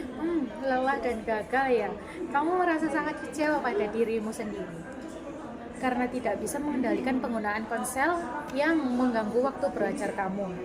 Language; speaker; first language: Indonesian; native; Indonesian